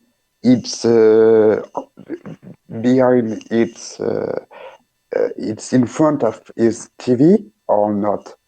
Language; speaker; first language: English; non-native, learner; French